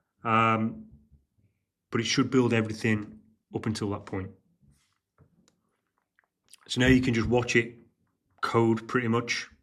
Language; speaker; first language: English; native; English